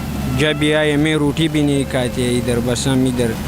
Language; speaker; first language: Hindi; non-native, local second language; Pashto